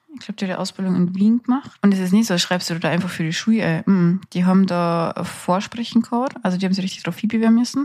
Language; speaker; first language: German; native; German